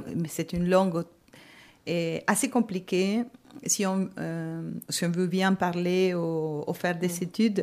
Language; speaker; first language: French; non-native, fluent; Spanish